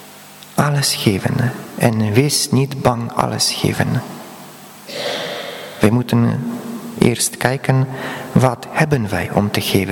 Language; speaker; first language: Dutch; non-native, fluent; Polish